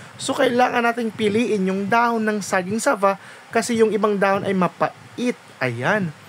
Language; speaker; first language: Filipino; non-native, local second language; Waray